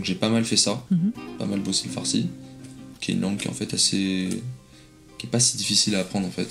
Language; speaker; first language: French; native; French